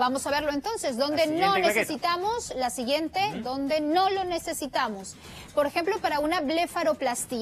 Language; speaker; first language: Spanish; native; Spanish